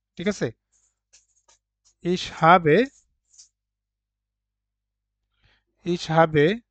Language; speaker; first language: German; non-native, fluent; Bangla